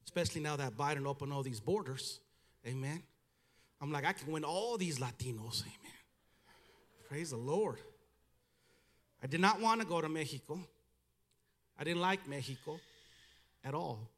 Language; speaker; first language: English; early bilingual, other home language; Spanish